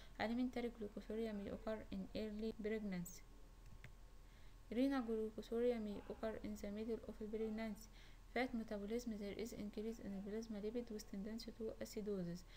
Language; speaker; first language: English; non-native, fluent; Arabic